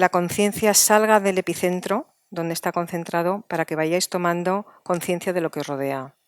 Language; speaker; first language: Spanish; native; Spanish